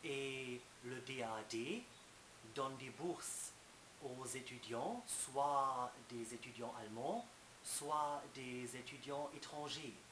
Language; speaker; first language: French; non-native, fluent; German